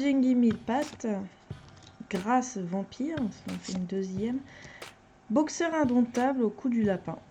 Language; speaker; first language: French; native; French